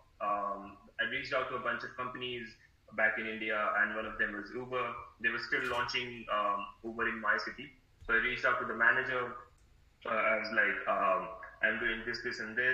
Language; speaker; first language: English; non-native, local second language; Hindi